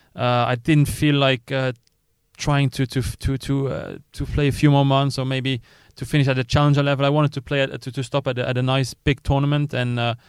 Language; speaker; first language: English; non-native, fluent; Luxembourgish